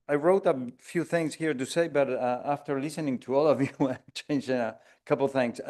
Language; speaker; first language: English; non-native, fluent; Spanish